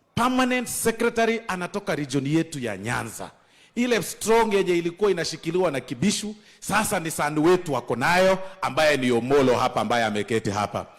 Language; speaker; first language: Swahili; non-native, local second language; Gusii